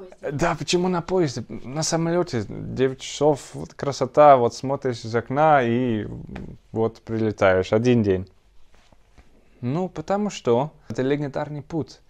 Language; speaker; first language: Russian; non-native, learner; Dutch